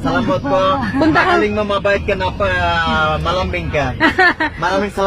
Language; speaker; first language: Filipino; non-native, learner; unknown